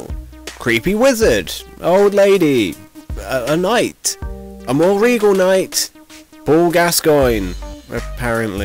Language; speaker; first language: English; native; English